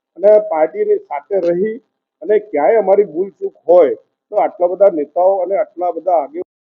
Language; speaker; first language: Gujarati; non-native, local second language; Hindi